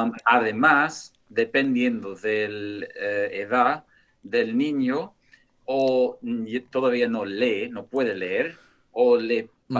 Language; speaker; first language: Spanish; non-native, fluent; English